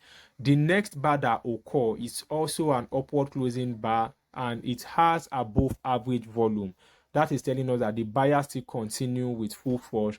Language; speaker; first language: English; native; English